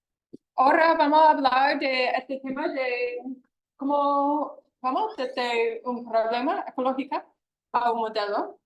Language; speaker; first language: Spanish; non-native, fluent; English